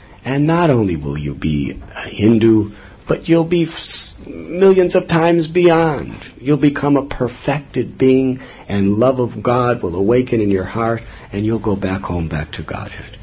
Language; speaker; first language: English; native; English